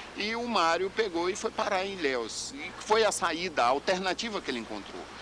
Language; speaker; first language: Portuguese; native; Portuguese